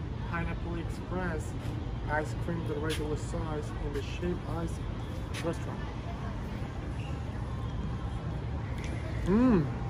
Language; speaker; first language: English; non-native, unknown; Korean